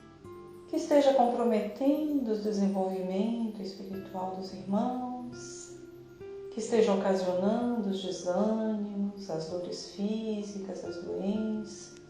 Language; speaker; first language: Portuguese; native; Portuguese